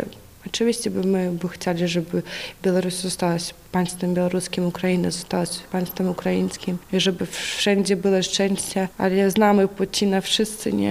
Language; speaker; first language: Polish; non-native, learner; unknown